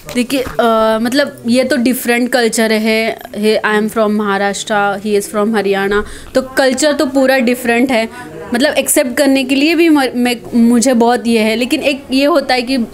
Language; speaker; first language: Hindi; non-native, local second language; Marathi